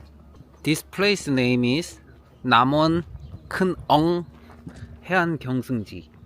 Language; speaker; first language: English; non-native, learner; Korean